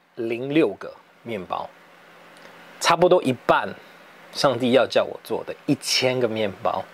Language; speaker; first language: Chinese; early bilingual, heritage; English